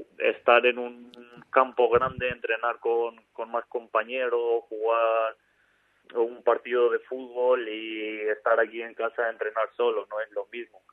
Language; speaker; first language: Spanish; non-native, fluent; Albanian